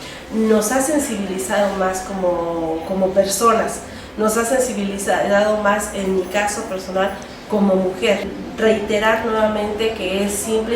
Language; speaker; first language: Spanish; native; Spanish